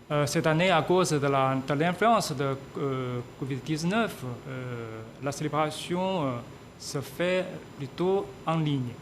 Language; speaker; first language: French; non-native, fluent; Chinese